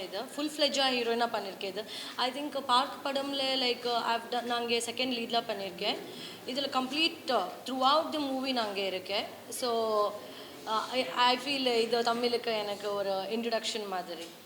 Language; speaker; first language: Tamil; non-native, learner; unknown